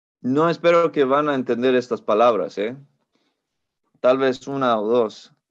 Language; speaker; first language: Spanish; non-native, fluent; English